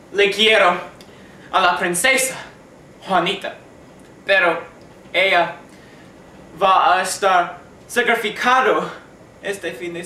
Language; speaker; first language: Spanish; non-native, learner; English